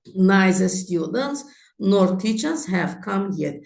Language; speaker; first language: English; non-native, fluent; Azerbaijani